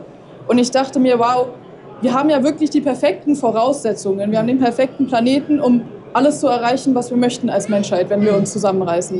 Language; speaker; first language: German; native; German